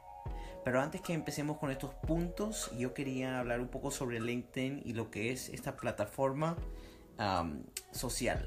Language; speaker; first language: Spanish; early bilingual, heritage; Spanish